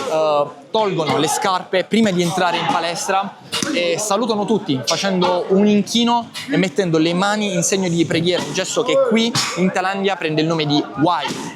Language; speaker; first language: Italian; native; Italian